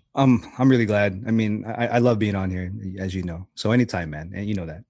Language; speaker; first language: English; native; English